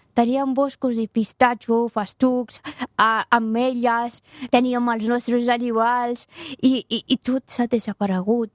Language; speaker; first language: Catalan; non-native, fluent; Persian